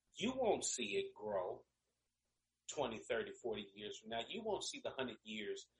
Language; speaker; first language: English; native; English